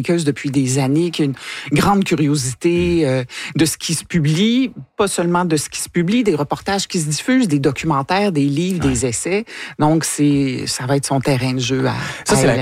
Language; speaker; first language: French; native; French